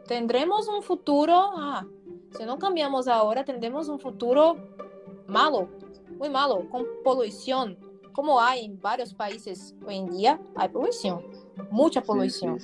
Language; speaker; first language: Spanish; non-native, learner; Portuguese